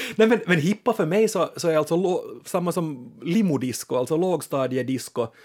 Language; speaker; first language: Swedish; native; Swedish